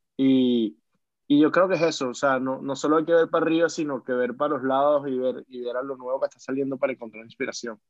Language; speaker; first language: Spanish; native; Spanish